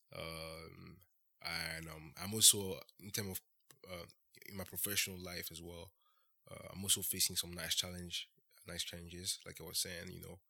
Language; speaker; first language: English; early bilingual, heritage; French